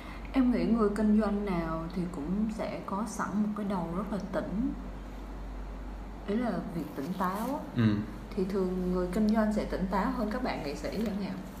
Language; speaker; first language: Vietnamese; native; Vietnamese